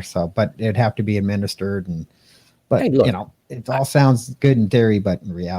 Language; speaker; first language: English; native; English